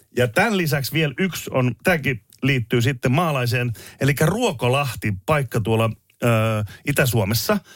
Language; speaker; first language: Finnish; native; Finnish